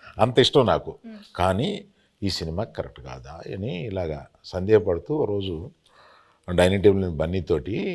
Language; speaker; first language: Telugu; native; Telugu